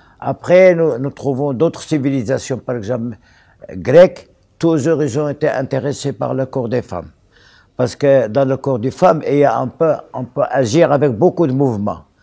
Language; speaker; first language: French; non-native, local second language; Arabic